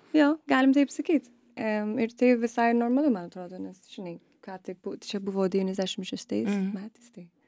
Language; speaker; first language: Lithuanian; early bilingual, other home language; English